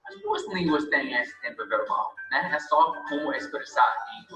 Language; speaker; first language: Portuguese; non-native, fluent; English